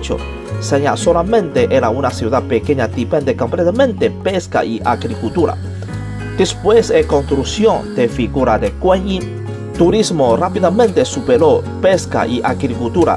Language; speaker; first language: Spanish; non-native, learner; Chinese